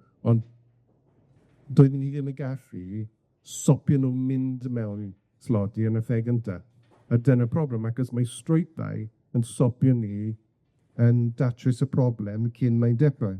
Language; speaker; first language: Welsh; non-native, fluent; English